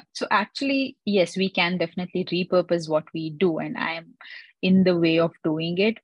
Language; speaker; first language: English; non-native, local second language; Hindi